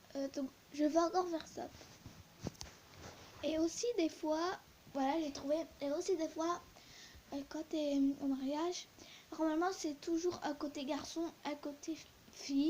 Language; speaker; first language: French; early bilingual, other home language; Turkish